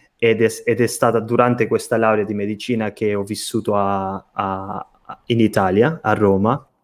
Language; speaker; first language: Italian; non-native, fluent; Portuguese